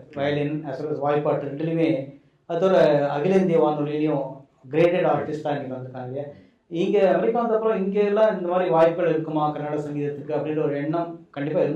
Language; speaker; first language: Tamil; native; Tamil